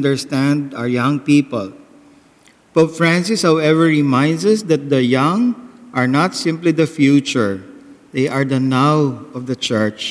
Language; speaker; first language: English; non-native, local second language; Bikol